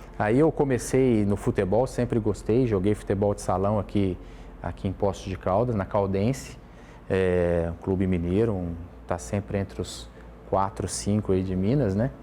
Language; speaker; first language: Portuguese; native; Portuguese